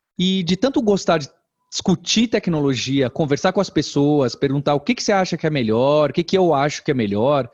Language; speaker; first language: Portuguese; native; Portuguese